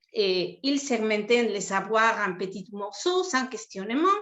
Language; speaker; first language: French; non-native, fluent; Spanish